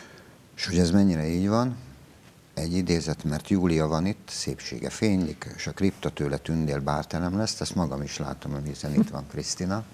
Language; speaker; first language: Hungarian; native; Hungarian